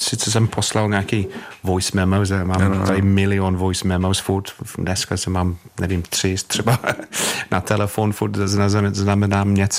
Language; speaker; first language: Czech; non-native, fluent; English